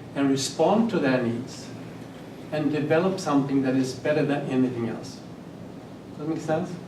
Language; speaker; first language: English; non-native, fluent; Swedish